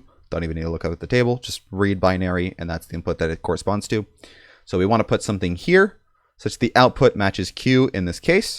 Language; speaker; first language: English; native; English